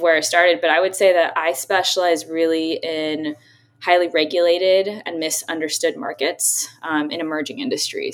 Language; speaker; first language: English; native; English